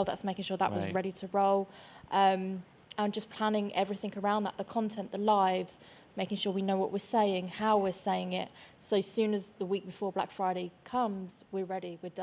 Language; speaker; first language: English; native; English